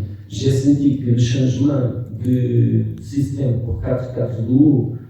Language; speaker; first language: French; non-native, fluent; Portuguese